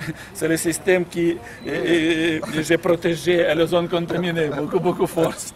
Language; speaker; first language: French; non-native, learner; Russian